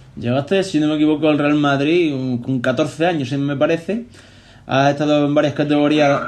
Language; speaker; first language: Spanish; native; Spanish